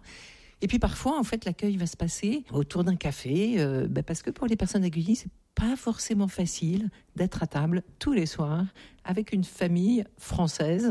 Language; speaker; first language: French; native; French